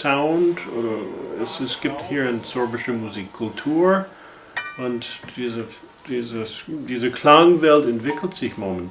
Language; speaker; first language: German; non-native, fluent; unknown